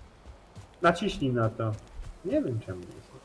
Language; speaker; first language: Polish; native; Polish